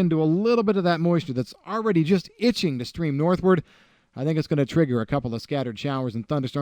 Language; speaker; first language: English; native; English